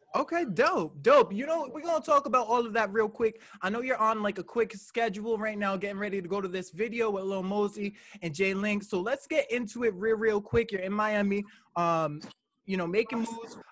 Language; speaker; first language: English; native; English